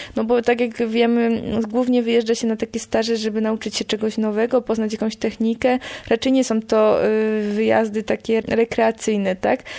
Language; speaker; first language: Polish; native; Polish